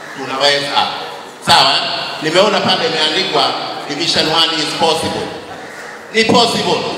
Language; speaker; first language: Swahili; native; Swahili